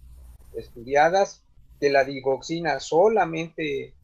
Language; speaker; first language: Spanish; native; Spanish